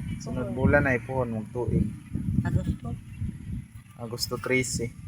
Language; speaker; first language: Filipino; non-native, local second language; Cebuano